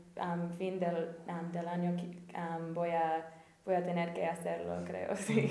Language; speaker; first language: Spanish; non-native, fluent; English